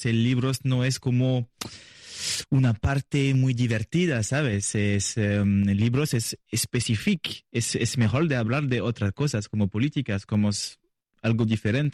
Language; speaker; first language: Spanish; non-native, learner; French